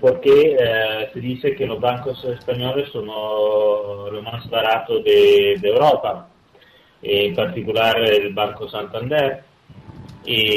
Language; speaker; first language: Spanish; non-native, fluent; Italian